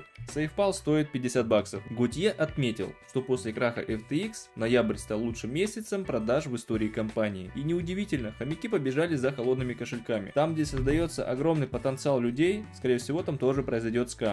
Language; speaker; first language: Russian; native; Russian